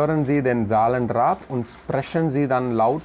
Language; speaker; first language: German; non-native, learner; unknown